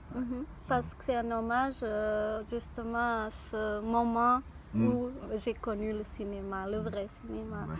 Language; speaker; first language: French; non-native, fluent; Portuguese